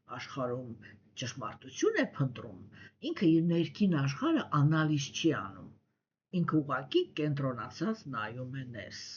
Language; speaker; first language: Armenian; native; Armenian